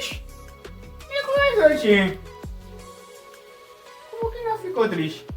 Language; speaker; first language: Portuguese; non-native, learner; Haitian Creole